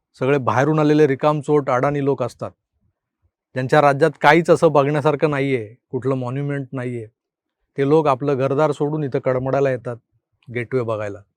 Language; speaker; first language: Marathi; native; Marathi